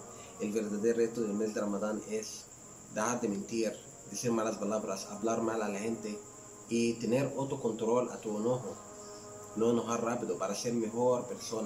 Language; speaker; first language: Spanish; non-native, learner; Arabic